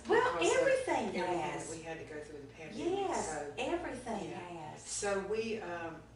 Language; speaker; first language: English; native; English